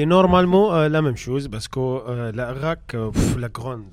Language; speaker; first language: French; non-native, learner; Arabic